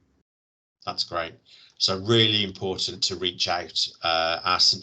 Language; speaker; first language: English; native; English